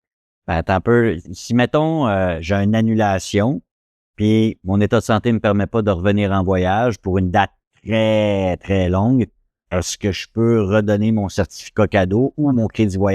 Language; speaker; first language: French; native; French